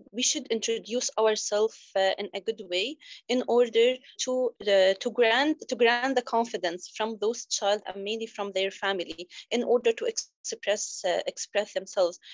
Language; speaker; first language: English; non-native, learner; Arabic